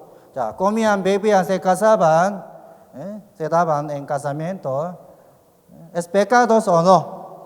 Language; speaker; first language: Spanish; non-native, learner; Korean